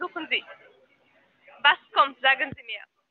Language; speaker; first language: German; non-native, learner; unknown